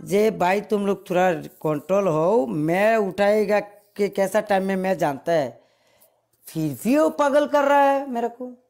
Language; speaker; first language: Hindi; non-native, learner; Bangla